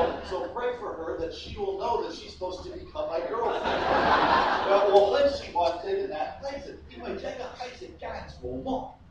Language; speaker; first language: English; native; English